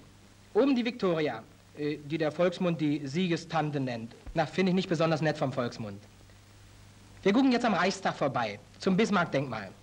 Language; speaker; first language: German; native; German